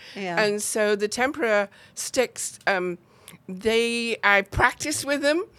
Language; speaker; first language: English; native; English